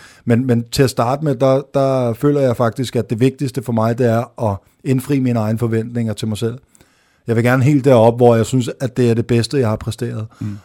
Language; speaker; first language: Danish; native; Danish